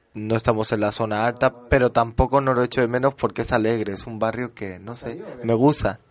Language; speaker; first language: Spanish; early bilingual, heritage; French